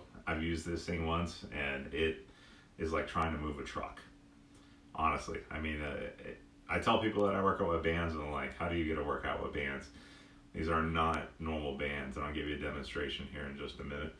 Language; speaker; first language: English; native; English